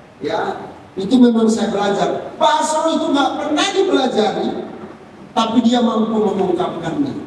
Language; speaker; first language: Indonesian; native; Indonesian